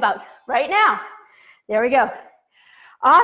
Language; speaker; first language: English; native; English